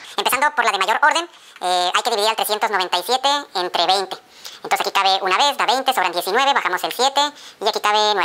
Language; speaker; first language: Spanish; native; Spanish